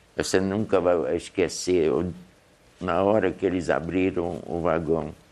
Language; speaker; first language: Portuguese; early bilingual, other home language; Hungarian